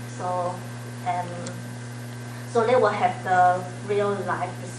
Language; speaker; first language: English; non-native, learner; Chinese